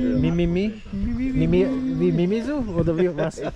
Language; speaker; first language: German; non-native, learner; Slovak